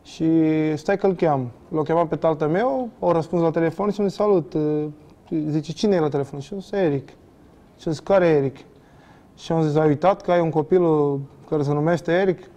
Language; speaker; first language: Romanian; non-native, fluent; Portuguese